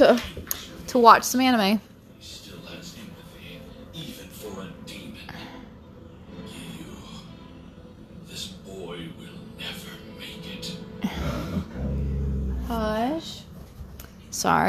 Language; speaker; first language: English; non-native, fluent; Portuguese